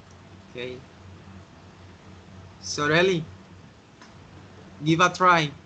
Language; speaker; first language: English; non-native, learner; Spanish